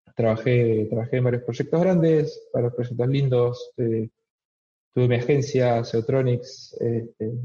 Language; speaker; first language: Spanish; native; Spanish